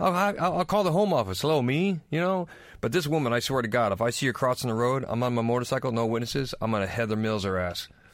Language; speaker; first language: English; native; English